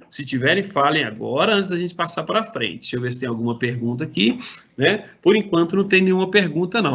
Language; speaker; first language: Portuguese; native; Portuguese